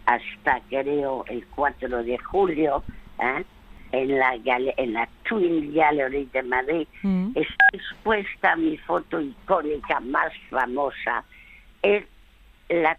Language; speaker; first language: Spanish; early bilingual, other home language; French